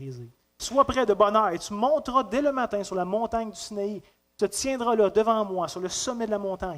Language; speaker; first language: French; native; French